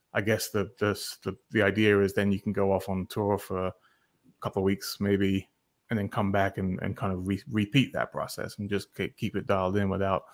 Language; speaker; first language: English; native; English